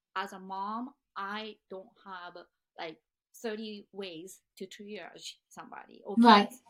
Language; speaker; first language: English; non-native, fluent; Japanese